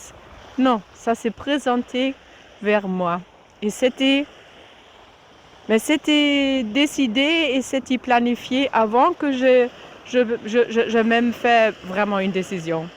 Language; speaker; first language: French; non-native, fluent; German